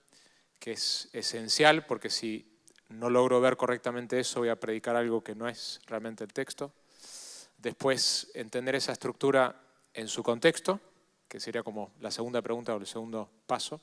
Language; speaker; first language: Spanish; native; Spanish